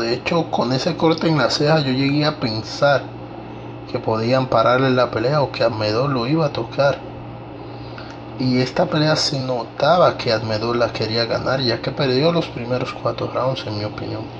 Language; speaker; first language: Spanish; native; Spanish